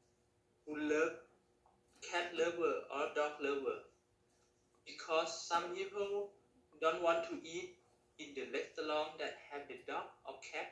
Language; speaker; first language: English; non-native, learner; Thai